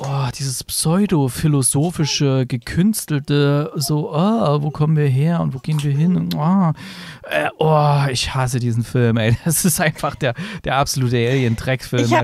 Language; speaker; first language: German; native; German